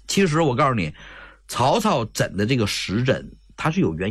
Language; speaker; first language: Chinese; native; Chinese